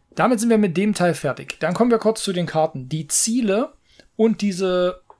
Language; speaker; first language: German; native; German